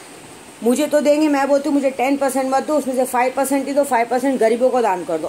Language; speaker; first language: Hindi; native; Hindi